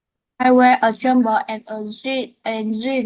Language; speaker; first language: English; non-native, learner; Vietnamese